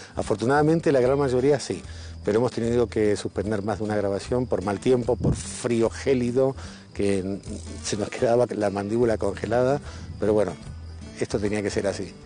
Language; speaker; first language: Spanish; native; Spanish